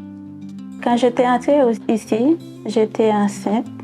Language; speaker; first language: French; non-native, learner; Haitian Creole